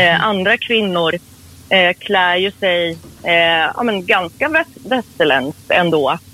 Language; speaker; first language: Swedish; early bilingual, other home language; Persian